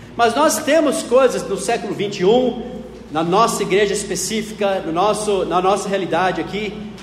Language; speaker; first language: Portuguese; non-native, fluent; English